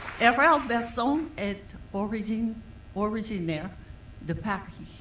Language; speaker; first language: French; non-native, fluent; English